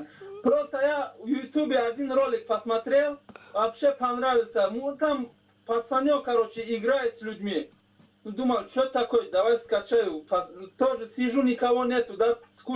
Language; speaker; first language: Russian; non-native, learner; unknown